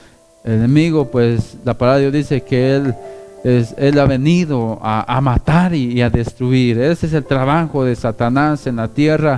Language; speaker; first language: Spanish; native; Spanish